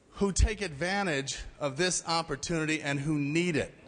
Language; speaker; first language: English; native; English